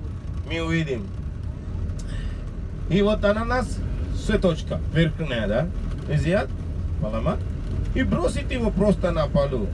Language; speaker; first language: Russian; non-native, learner; Sinhala